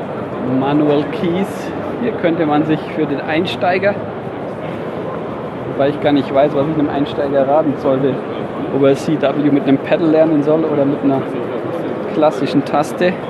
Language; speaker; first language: German; native; German